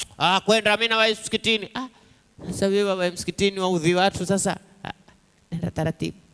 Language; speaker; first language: Swahili; native; Swahili